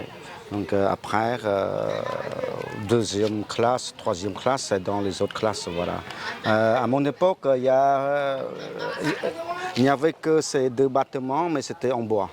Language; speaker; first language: French; non-native, fluent; Khmer